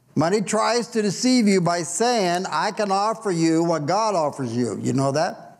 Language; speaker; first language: English; native; English